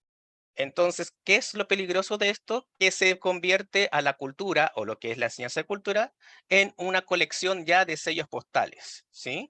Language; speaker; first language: Spanish; native; Spanish